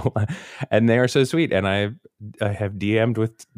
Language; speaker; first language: English; native; English